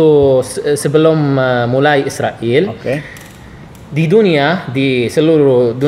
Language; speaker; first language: Indonesian; non-native, learner; Arabic